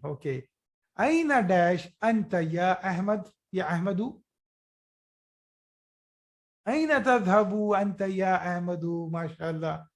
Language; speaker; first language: Arabic; non-native, fluent; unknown